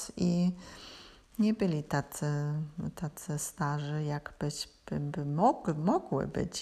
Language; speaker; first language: Polish; non-native, learner; German